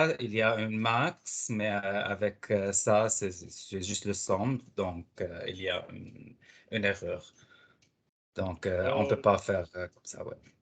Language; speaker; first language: French; non-native, fluent; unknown